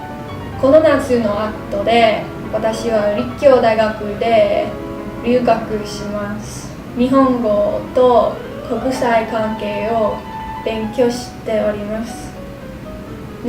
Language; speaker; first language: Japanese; non-native, learner; English